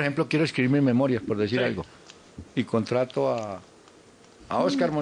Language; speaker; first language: Spanish; native; Spanish